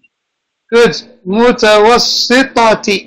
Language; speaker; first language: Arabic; non-native, fluent; English